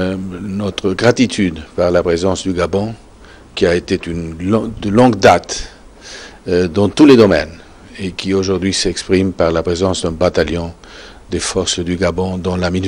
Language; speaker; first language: French; non-native, fluent; Spanish